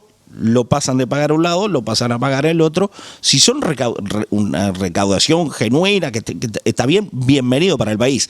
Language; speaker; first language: Spanish; native; Spanish